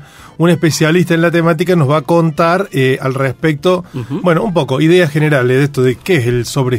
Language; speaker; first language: Spanish; native; Spanish